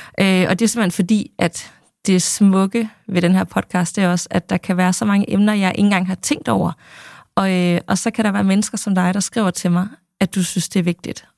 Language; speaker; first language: Danish; native; Danish